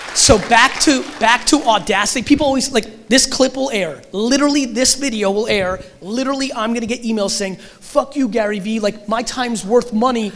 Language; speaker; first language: English; early bilingual, other home language; Russian